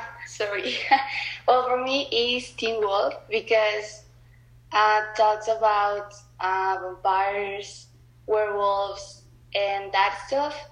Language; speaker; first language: English; non-native, learner; Spanish